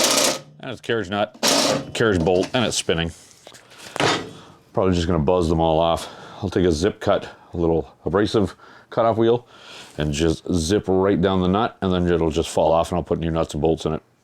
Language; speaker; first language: English; native; English